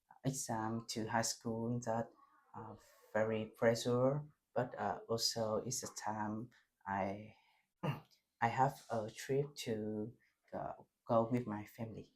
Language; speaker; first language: English; non-native, learner; Vietnamese